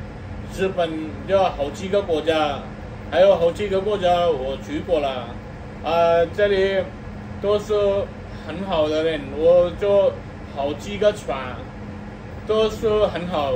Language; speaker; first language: Chinese; non-native, learner; Telugu